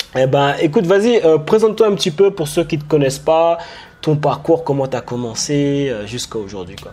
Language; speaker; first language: French; native; French